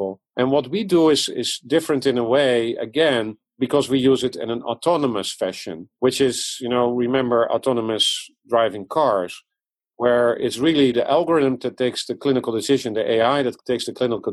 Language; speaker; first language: English; non-native, fluent; Dutch